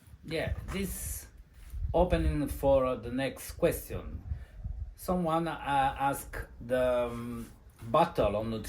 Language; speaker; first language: English; non-native, learner; Italian